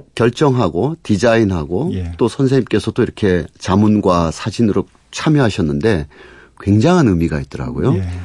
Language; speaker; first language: Korean; native; Korean